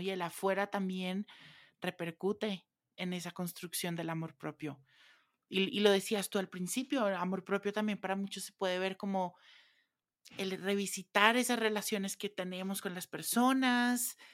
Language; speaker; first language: Spanish; native; Spanish